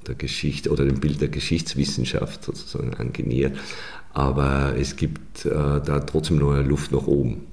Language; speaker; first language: German; native; German